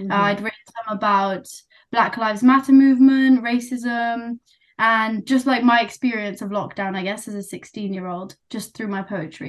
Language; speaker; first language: English; non-native, local second language; Nepali